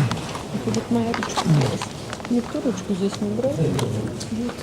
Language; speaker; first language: Russian; native; Russian